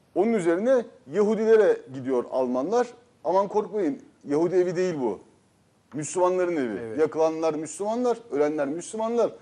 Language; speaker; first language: Turkish; native; Turkish